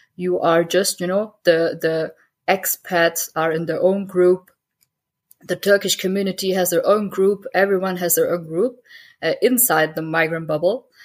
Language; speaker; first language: English; early bilingual, heritage; German